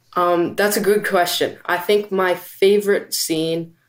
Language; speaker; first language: English; native; English